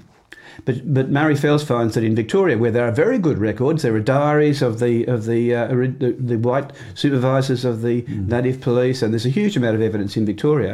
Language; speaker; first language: English; native; English